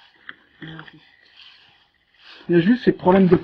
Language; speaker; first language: French; native; French